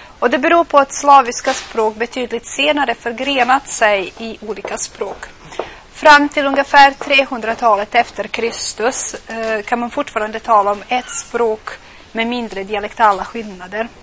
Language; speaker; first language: Swedish; non-native, fluent; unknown